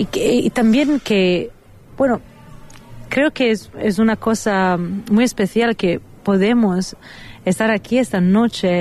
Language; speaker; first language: Spanish; non-native, fluent; Italian